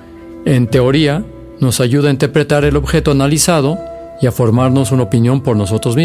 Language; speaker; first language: Spanish; native; Spanish